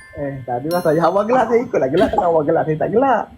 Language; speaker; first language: Malay; native; Malay